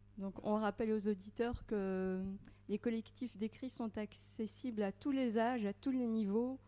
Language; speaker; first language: French; native; French